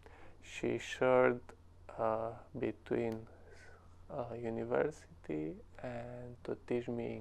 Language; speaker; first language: English; non-native, learner; Romanian